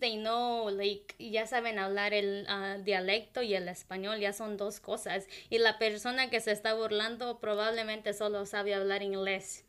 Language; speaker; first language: Spanish; non-native, local second language; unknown